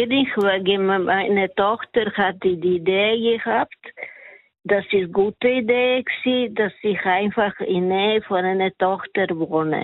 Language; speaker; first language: German; non-native, fluent; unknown